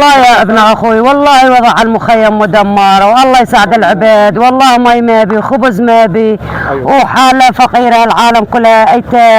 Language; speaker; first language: Arabic; native; Arabic